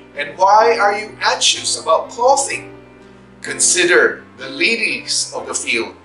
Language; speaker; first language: English; non-native, local second language; Min Nan Chinese